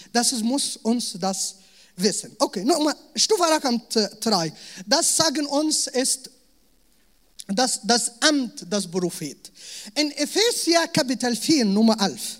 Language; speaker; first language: German; non-native, learner; Arabic